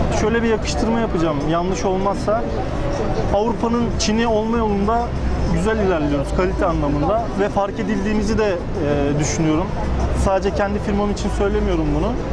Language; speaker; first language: Turkish; early bilingual, heritage; Turkish